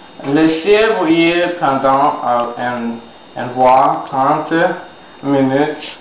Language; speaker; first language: French; non-native, learner; English